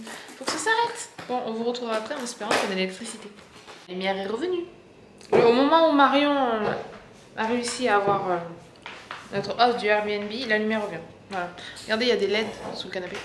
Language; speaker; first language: French; native; French